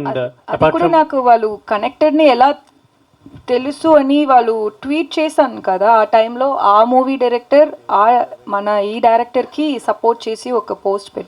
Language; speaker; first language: Telugu; non-native, local second language; Tamil